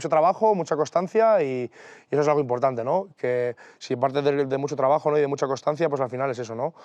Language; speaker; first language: Spanish; native; Spanish